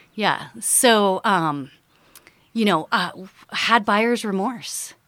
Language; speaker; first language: English; early bilingual, other home language; Dutch